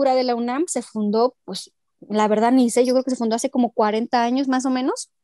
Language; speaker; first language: Spanish; non-native, local second language; Mixtepec Mixtec